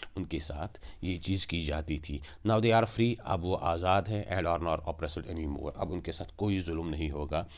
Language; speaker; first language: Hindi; non-native, local second language; Kashmiri